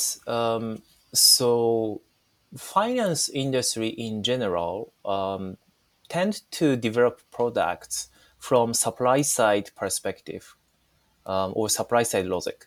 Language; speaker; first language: English; non-native, fluent; Japanese